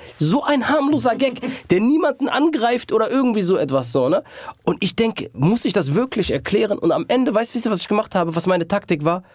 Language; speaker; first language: German; native; German